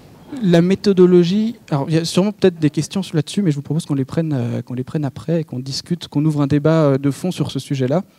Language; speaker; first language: French; native; French